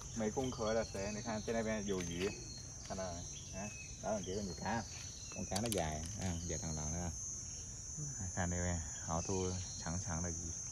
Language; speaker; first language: Chinese; non-native, fluent; Vietnamese